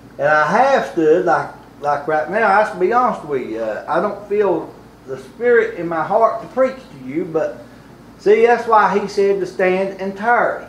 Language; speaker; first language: English; native; English